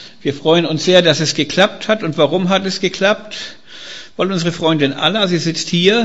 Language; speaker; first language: German; native; German